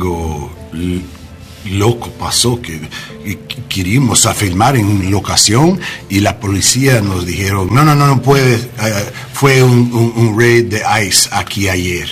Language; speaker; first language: Spanish; non-native, learner; English